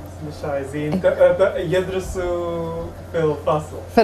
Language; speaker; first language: Arabic; non-native, learner; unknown